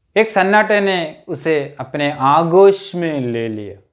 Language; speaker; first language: Hindi; non-native, local second language; Malayalam